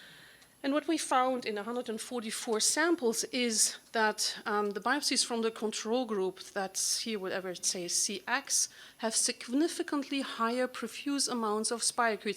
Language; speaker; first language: English; non-native, fluent; German